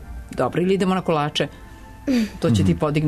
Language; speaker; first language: Serbian; native; Serbian